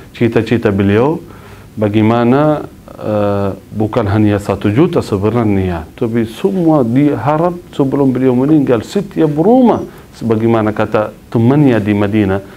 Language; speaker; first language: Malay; non-native, fluent; Arabic